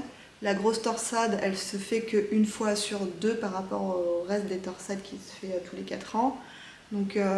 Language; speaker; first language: French; native; French